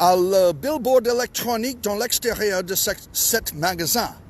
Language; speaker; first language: French; non-native, learner; English